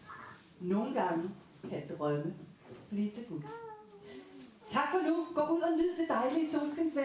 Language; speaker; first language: Danish; native; Danish